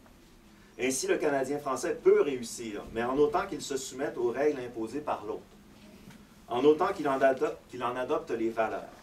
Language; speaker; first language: French; native; French